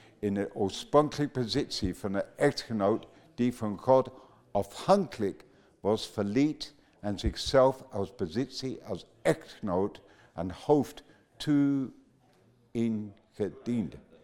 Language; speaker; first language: Dutch; non-native, fluent; English